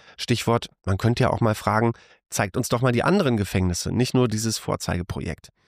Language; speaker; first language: German; native; German